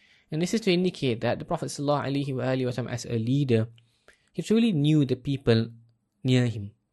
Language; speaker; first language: English; non-native, local second language; Malay